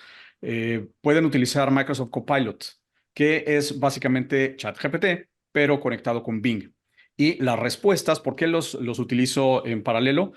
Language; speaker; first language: Spanish; native; Spanish